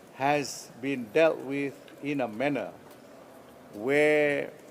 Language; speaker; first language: English; non-native, local second language; Malay